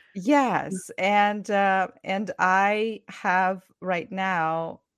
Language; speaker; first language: English; non-native, fluent; Ukrainian